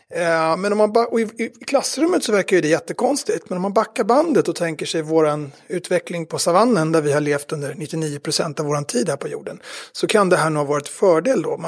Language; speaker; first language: Swedish; native; Swedish